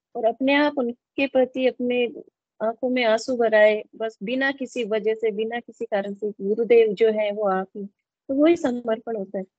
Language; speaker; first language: Hindi; native; Hindi